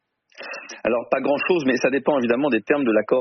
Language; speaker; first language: French; native; French